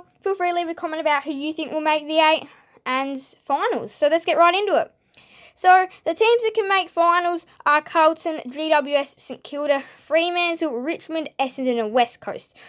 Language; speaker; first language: English; native; English